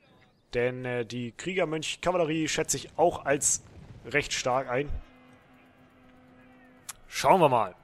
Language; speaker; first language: German; native; German